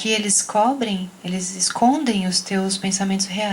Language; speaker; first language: Portuguese; native; Portuguese